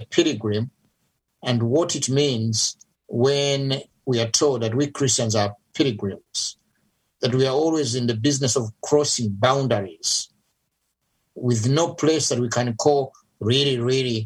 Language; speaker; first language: English; non-native, local second language; Ganda